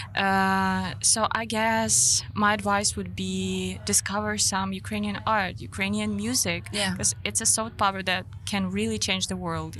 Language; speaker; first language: English; non-native, fluent; Ukrainian